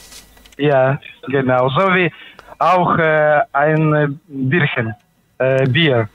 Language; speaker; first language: German; non-native, learner; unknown